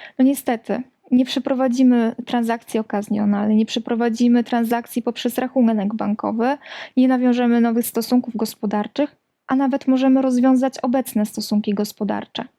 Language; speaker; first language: Polish; native; Polish